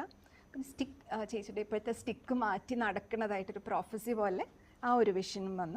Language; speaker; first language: Malayalam; native; Malayalam